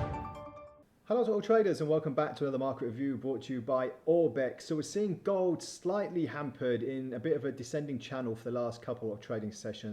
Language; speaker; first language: English; native; English